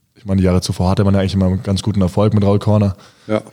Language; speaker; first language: German; native; German